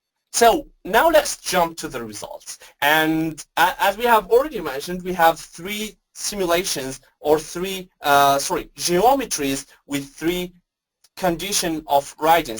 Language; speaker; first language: English; non-native, fluent; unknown